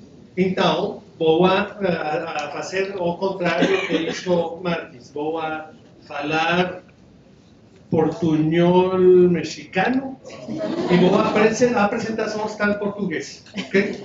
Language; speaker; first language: Portuguese; non-native, learner; Spanish